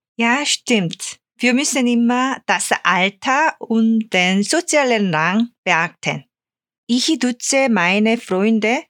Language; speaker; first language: German; non-native, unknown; Korean